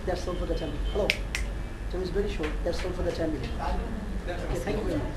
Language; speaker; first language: English; non-native, fluent; Bangla